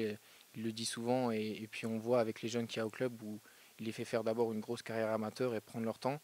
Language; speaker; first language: French; native; French